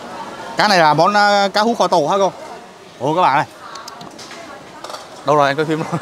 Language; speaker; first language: Vietnamese; native; Vietnamese